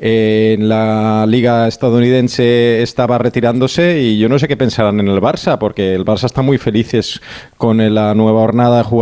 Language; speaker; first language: Spanish; native; Spanish